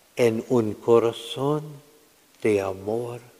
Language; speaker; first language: Spanish; non-native, learner; English